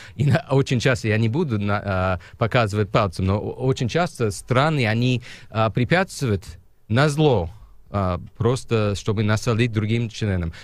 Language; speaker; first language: Russian; non-native, fluent; English